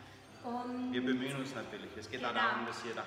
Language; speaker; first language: German; native; German